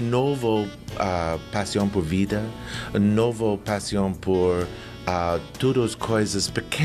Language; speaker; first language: Portuguese; non-native, learner; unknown